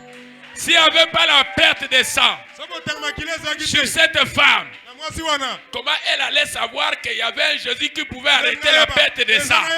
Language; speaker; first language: French; non-native, local second language; Lingala